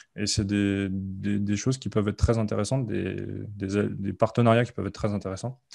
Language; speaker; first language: French; native; French